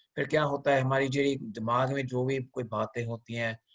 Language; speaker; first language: Hindi; early bilingual, other home language; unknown